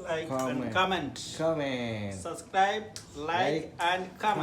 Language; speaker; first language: English; non-native, local second language; Malayalam